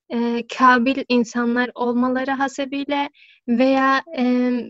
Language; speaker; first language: Turkish; early bilingual, other home language; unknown